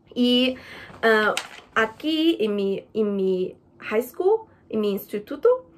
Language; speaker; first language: Spanish; non-native, fluent; Chinese